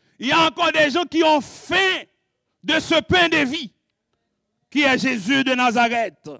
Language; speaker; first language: French; non-native, local second language; Haitian Creole